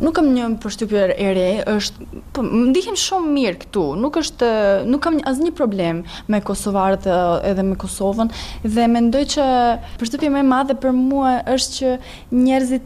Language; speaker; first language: Albanian; non-native, learner; Serbian